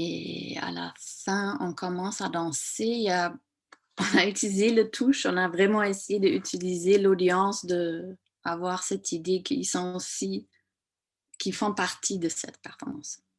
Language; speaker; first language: French; non-native, fluent; German